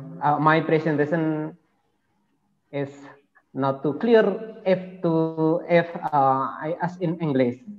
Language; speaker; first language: English; non-native, learner; Indonesian